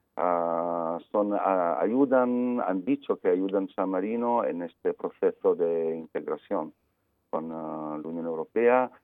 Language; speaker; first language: Spanish; non-native, learner; Italian